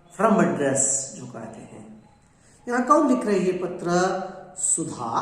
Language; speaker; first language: Hindi; non-native, local second language; Kannada